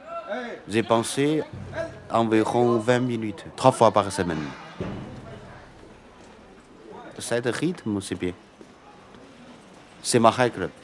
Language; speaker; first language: French; non-native, fluent; Chinese